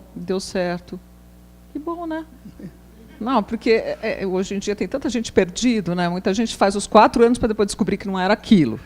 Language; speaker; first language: Portuguese; native; Portuguese